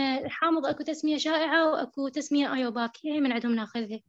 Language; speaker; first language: Arabic; native; Arabic